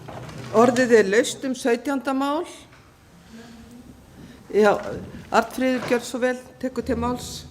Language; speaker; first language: Icelandic; native; Icelandic